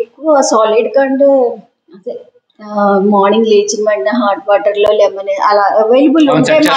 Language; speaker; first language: Telugu; native; Telugu